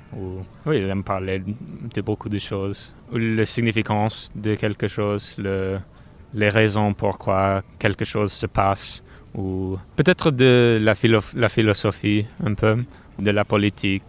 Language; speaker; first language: French; non-native, learner; English